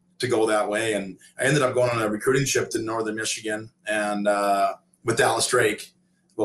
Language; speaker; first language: English; native; English